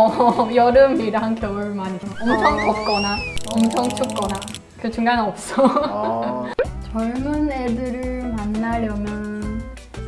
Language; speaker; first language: Korean; non-native, fluent; Chinese